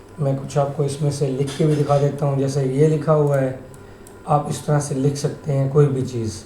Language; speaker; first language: Urdu; native; Urdu